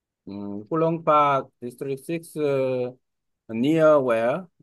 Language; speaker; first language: English; non-native, learner; Korean